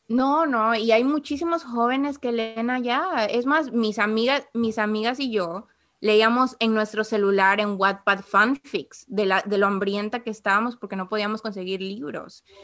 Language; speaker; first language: Spanish; native; Spanish